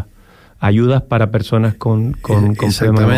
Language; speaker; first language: Spanish; native; Spanish